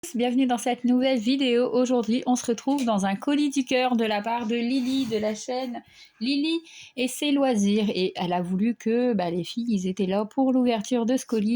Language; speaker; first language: French; native; French